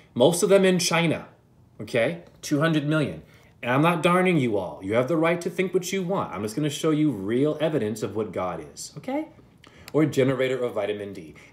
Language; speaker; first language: English; native; English